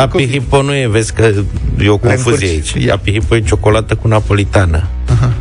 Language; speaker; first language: Romanian; native; Romanian